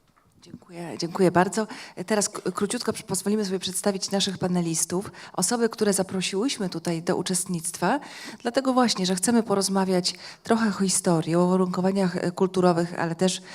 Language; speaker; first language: Polish; native; Polish